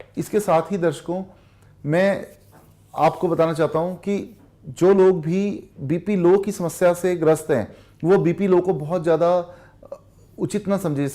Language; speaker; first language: Hindi; native; Hindi